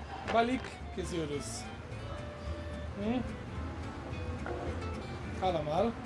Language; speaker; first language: Turkish; non-native, learner; Italian